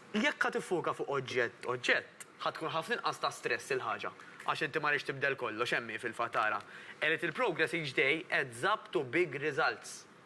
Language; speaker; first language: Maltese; native; Maltese